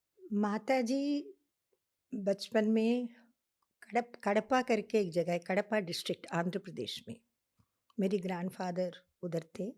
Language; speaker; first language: Hindi; non-native, local second language; Telugu